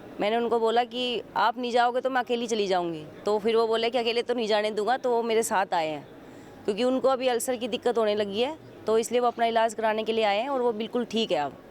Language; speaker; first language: Hindi; native; Hindi